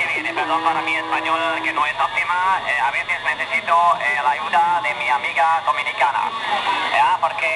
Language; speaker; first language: Spanish; non-native, learner; German